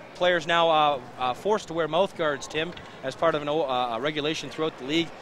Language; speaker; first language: English; native; English